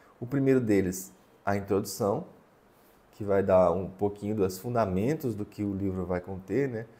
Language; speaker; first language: Portuguese; native; Portuguese